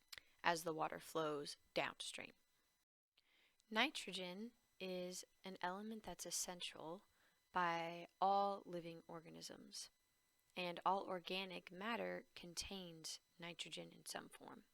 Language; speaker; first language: English; native; English